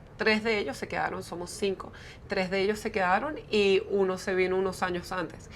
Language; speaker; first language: Spanish; early bilingual, heritage; Spanish